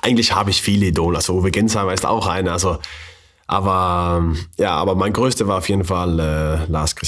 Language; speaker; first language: German; non-native, learner; Faroese